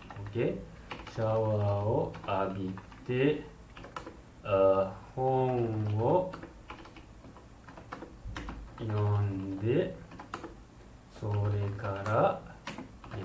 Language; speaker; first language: Japanese; non-native, learner; Malay